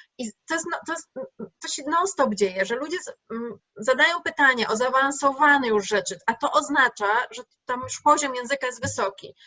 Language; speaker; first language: Polish; native; Polish